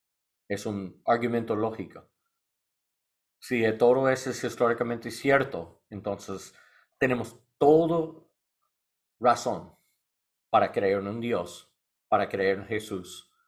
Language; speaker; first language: Spanish; non-native, learner; English